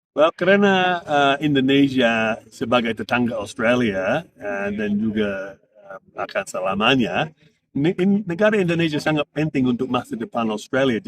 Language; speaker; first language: Indonesian; non-native, fluent; English